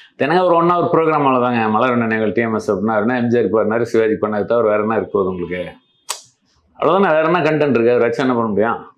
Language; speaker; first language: Tamil; non-native, local second language; Malayalam